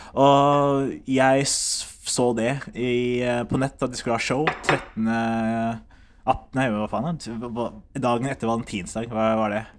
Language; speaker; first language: Norwegian; early bilingual, other home language; Somali